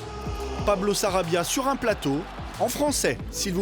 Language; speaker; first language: French; native; French